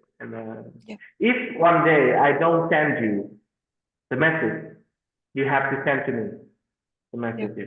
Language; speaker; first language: English; non-native, fluent; Vietnamese